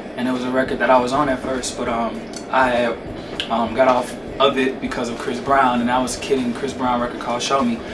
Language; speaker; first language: English; native; English